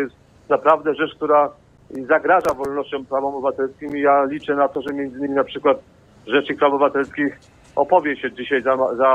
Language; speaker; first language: Polish; native; Polish